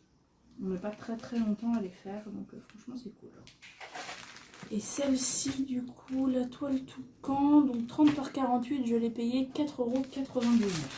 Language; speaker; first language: French; native; French